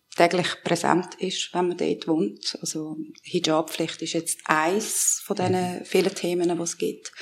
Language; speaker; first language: German; early bilingual, other home language; Persian